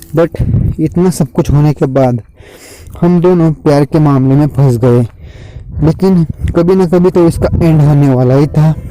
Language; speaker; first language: Hindi; non-native, local second language; Marathi